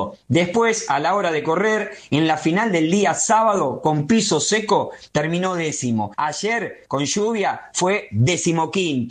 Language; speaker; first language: Spanish; native; Spanish